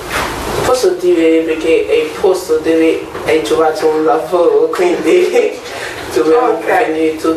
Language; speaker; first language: Italian; non-native, learner; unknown